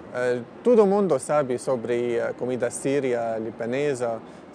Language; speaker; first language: Portuguese; non-native, learner; Arabic